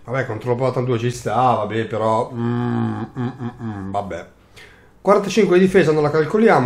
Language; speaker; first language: Italian; native; Italian